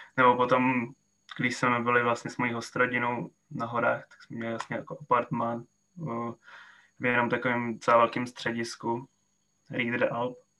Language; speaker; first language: Czech; native; Czech